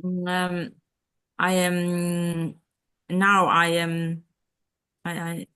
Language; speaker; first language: English; non-native, learner; Vietnamese